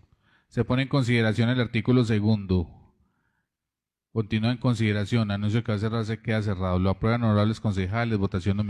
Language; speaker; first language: Spanish; native; Spanish